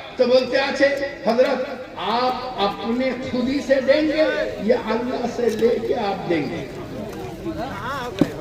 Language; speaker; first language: Urdu; non-native, local second language; Bangla